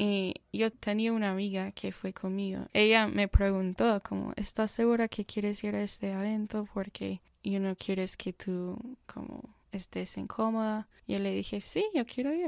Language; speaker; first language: Spanish; non-native, fluent; English